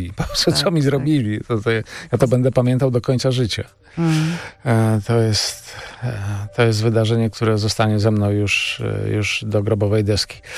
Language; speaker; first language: Polish; native; Polish